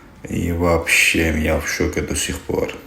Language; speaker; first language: Russian; non-native, learner; Georgian